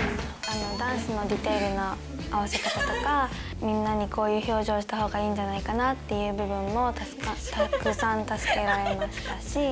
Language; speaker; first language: Japanese; native; Japanese